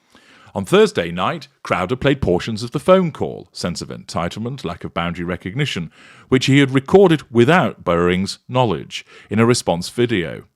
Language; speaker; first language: English; native; English